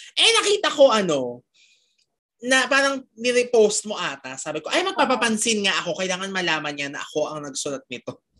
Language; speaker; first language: Filipino; native; Filipino